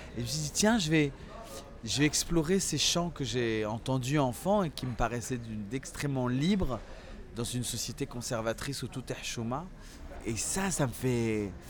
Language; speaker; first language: French; early bilingual, other home language; Central Atlas Tamazight